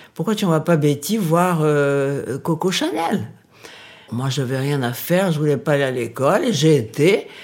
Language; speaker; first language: French; early bilingual, other home language; Portuguese